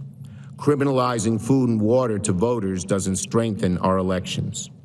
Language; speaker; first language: English; native; English